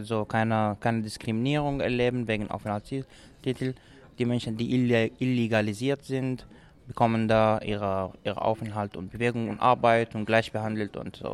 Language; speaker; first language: German; non-native, local second language; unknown